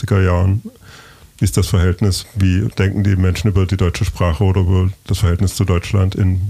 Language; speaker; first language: German; native; German